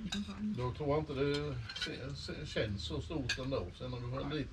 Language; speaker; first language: Swedish; native; Swedish